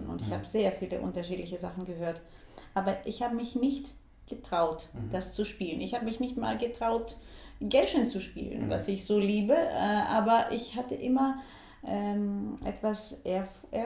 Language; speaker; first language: German; non-native, fluent; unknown